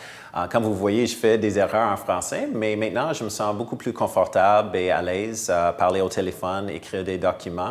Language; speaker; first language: French; non-native, fluent; English